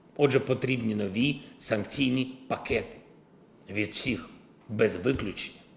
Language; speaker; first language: Ukrainian; non-native, local second language; Russian